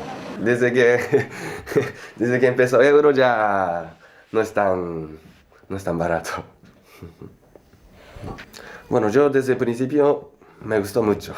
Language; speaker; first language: Spanish; non-native, learner; Japanese